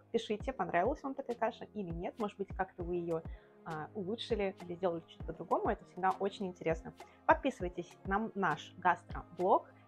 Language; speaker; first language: Russian; native; Russian